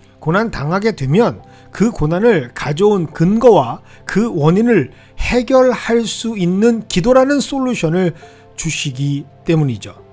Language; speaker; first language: Korean; native; Korean